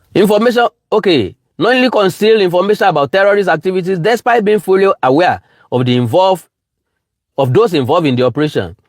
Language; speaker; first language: English; non-native, local second language; Yoruba